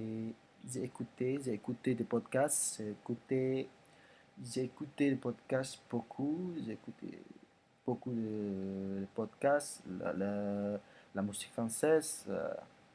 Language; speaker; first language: French; non-native, learner; Indonesian